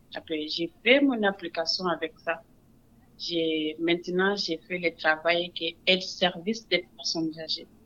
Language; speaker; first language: French; non-native, local second language; Wolof